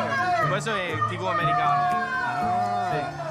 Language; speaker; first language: Italian; early bilingual, heritage; English